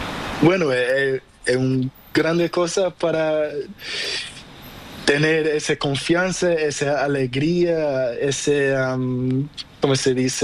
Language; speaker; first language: Spanish; non-native, learner; Portuguese